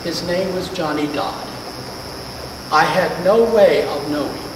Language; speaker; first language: English; native; English